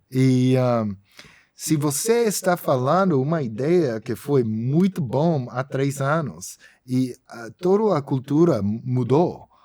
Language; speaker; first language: Portuguese; non-native, fluent; English